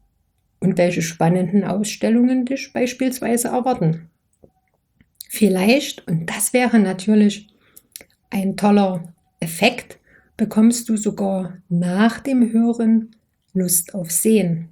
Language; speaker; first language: German; native; German